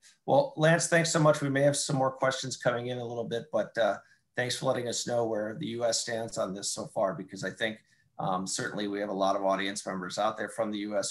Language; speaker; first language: English; native; English